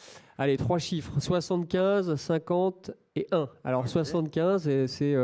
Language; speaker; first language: French; native; French